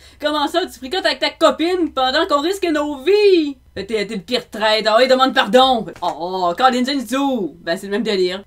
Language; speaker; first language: French; native; French